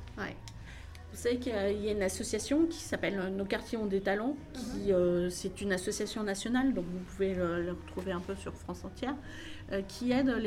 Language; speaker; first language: French; native; French